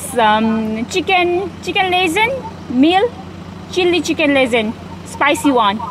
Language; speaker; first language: English; early bilingual, other home language; Nepali